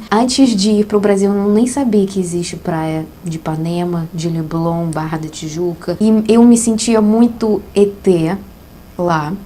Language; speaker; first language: Portuguese; non-native, fluent; Russian